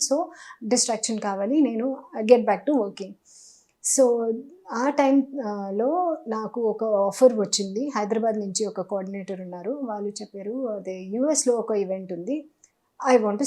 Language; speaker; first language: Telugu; non-native, local second language; Hindi